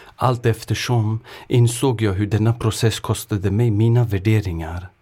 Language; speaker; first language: Swedish; native; Swedish